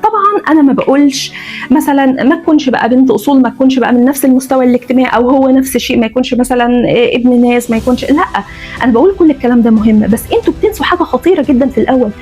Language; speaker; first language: Egyptian Arabic; early bilingual, heritage; Arabic